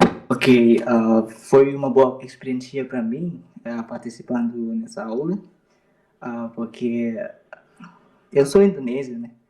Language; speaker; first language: Portuguese; non-native, learner; Indonesian